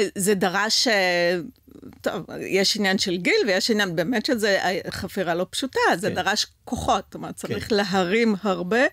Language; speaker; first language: Hebrew; early bilingual, other home language; French